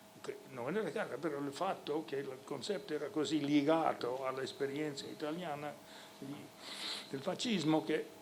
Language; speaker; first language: Italian; non-native, fluent; English